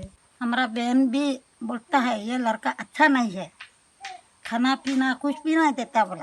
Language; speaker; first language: Hindi; non-native, local second language; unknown